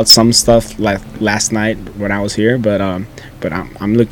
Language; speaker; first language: English; non-native, fluent; Spanish